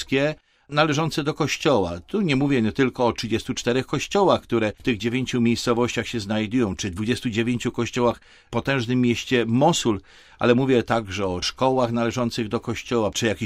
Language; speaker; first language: Polish; native; Polish